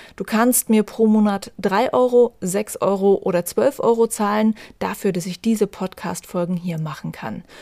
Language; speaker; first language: German; native; German